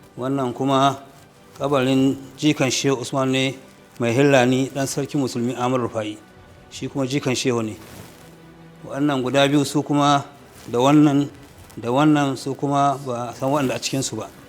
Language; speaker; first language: Hausa; native; Hausa